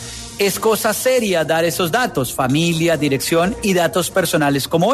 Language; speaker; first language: Spanish; native; Spanish